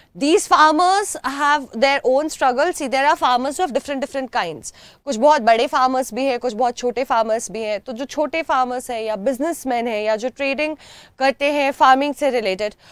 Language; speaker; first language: Hindi; native; Hindi